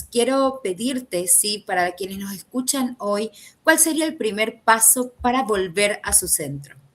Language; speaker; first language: Spanish; native; Spanish